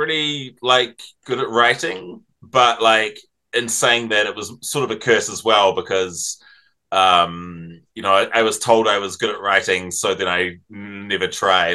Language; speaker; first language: English; native; English